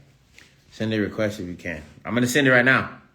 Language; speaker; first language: English; native; English